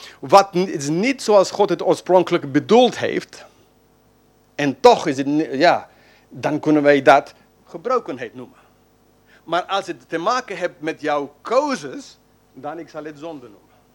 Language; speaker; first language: Dutch; non-native, fluent; English